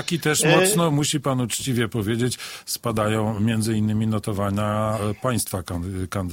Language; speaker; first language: Polish; native; Polish